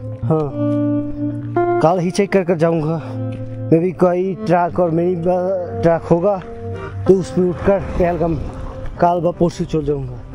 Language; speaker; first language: Hindi; non-native, learner; Bangla